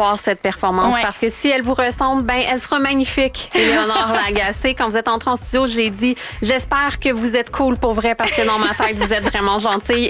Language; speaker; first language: French; native; French